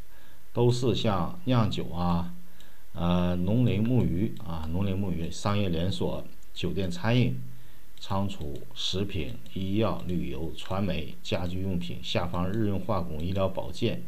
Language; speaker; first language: Chinese; native; Chinese